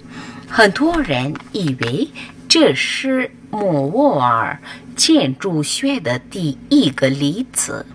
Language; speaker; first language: Chinese; non-native, learner; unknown